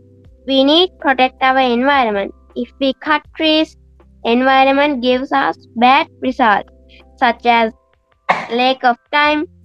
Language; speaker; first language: English; non-native, learner; Sinhala